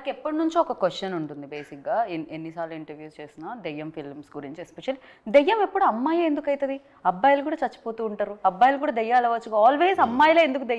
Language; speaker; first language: Telugu; native; Telugu